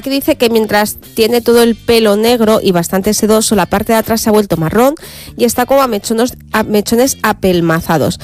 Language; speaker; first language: Spanish; native; Spanish